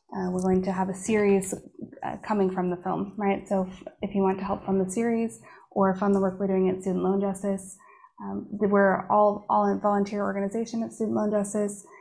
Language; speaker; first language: English; native; English